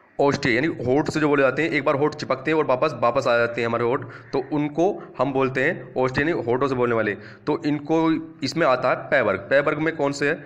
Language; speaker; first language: Hindi; native; Hindi